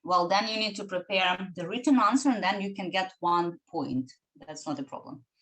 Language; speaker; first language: English; non-native, fluent; Ukrainian